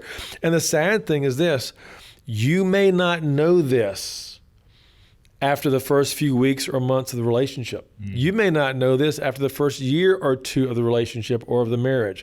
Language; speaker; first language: English; native; English